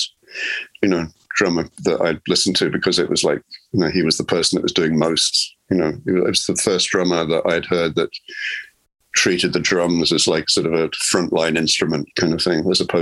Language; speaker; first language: English; native; English